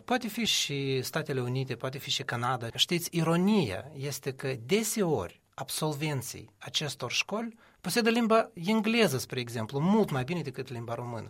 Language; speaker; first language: Romanian; non-native, fluent; Russian